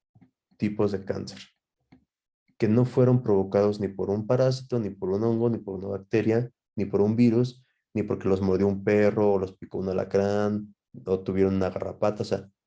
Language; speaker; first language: Spanish; native; Spanish